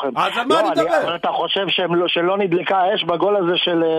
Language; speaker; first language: Hebrew; native; Hebrew